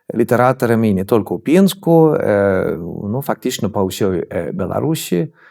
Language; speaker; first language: Belarusian; non-native, fluent; Swedish